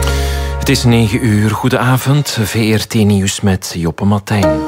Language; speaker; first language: Dutch; native; Dutch